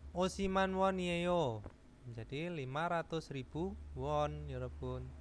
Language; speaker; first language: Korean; non-native, fluent; Indonesian